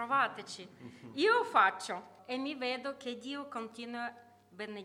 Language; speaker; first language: Italian; non-native, learner; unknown